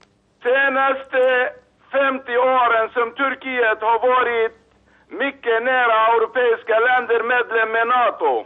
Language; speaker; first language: Swedish; non-native, fluent; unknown